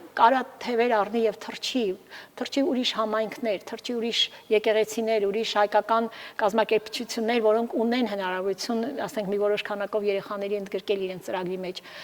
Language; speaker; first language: Armenian; early bilingual, heritage; Armenian